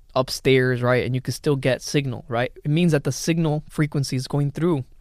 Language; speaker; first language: English; early bilingual, other home language; Spanish